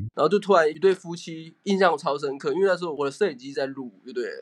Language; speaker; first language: Chinese; native; Chinese